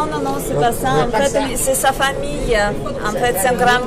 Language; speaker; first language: French; non-native, fluent; Russian